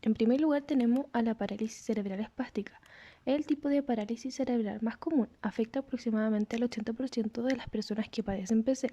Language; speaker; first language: Spanish; native; Spanish